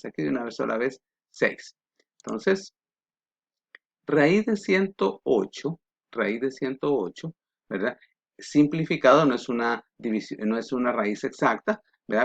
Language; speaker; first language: Spanish; native; Spanish